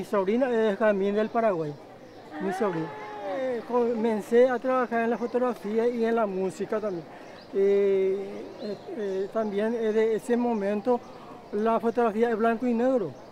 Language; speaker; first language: Spanish; non-native, local second language; Guarani